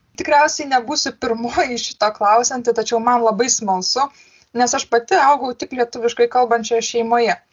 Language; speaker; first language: Lithuanian; native; Lithuanian